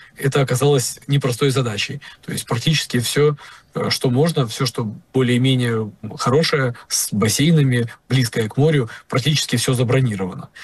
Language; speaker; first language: Russian; native; Russian